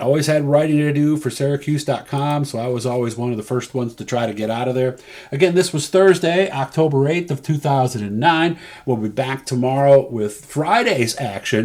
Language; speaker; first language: English; native; English